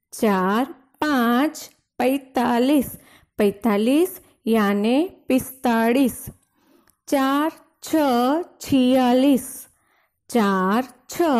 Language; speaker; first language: Hindi; non-native, local second language; Gujarati